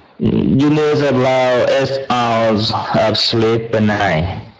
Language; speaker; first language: English; non-native, learner; Vietnamese